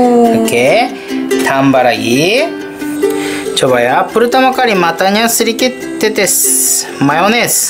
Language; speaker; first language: Indonesian; non-native, learner; Japanese